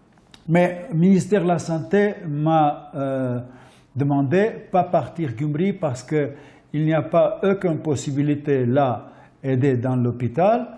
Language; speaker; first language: French; non-native, fluent; Armenian